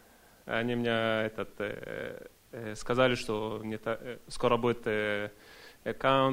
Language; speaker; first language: Russian; early bilingual, heritage; Russian